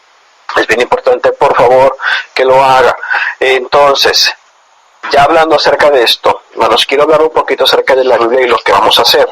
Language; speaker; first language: Spanish; native; Spanish